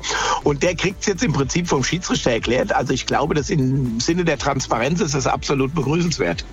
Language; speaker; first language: German; native; German